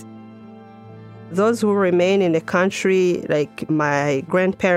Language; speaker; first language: English; non-native, local second language; Kinyarwanda